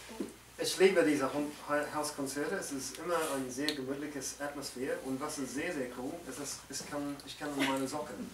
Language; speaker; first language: German; non-native, learner; English